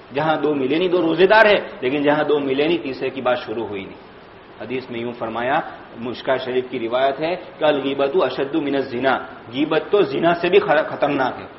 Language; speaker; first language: Urdu; native; Urdu